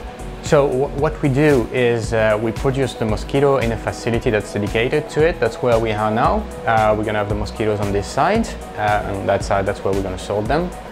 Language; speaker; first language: English; non-native, fluent; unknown